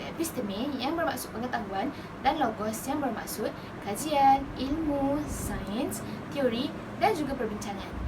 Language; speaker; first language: Malay; native; Malay